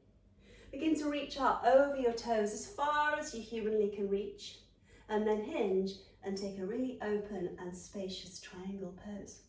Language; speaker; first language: English; native; English